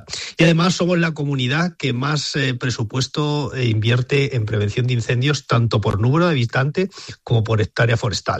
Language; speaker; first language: Spanish; native; Spanish